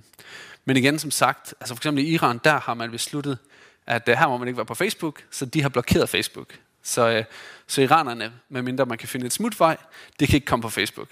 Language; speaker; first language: Danish; native; Danish